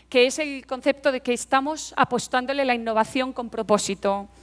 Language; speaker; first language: Spanish; native; Spanish